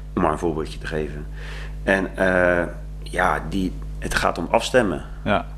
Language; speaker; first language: Dutch; native; Dutch